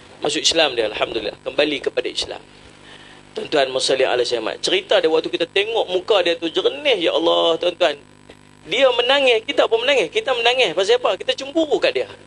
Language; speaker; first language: Malay; native; Malay